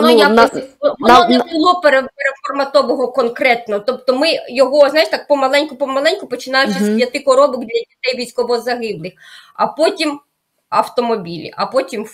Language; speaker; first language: Ukrainian; native; Ukrainian